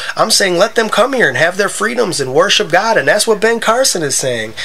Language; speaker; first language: English; native; English